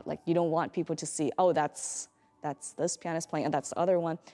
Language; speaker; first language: English; native; English